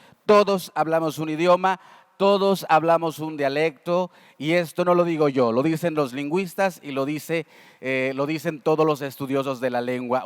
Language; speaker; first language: Spanish; native; Spanish